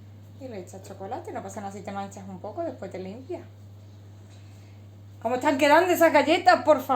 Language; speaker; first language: Spanish; native; Spanish